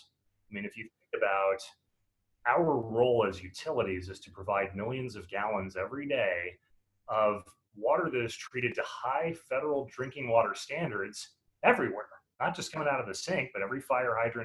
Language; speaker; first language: English; native; English